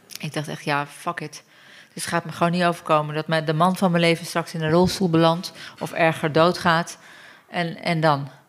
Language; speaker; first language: Dutch; early bilingual, other home language; Turkish